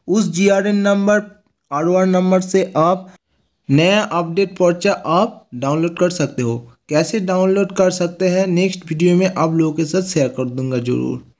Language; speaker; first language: Hindi; non-native, local second language; Bangla